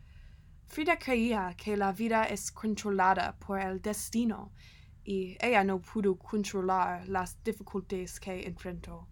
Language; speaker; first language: Spanish; non-native, learner; English